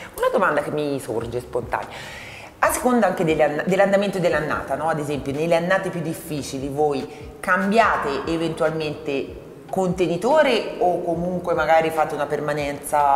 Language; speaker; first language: Italian; native; Italian